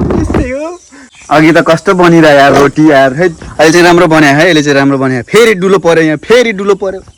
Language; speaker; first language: Nepali; non-native, local second language; Rana Tharu